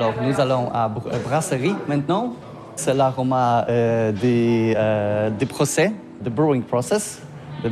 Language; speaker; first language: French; non-native, learner; Polish